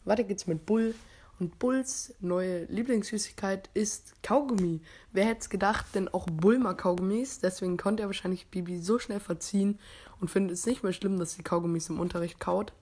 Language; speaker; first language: German; native; German